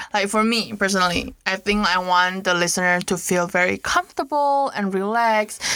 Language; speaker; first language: English; non-native, fluent; Indonesian